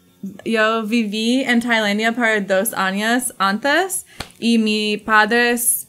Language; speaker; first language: Spanish; non-native, learner; English